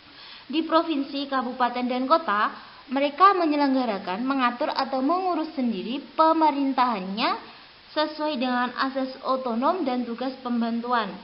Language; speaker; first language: Indonesian; native; Indonesian